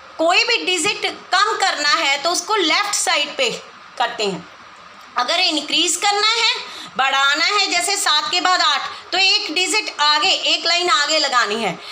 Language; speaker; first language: Hindi; non-native, local second language; Punjabi